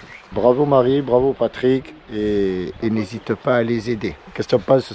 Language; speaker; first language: French; native; French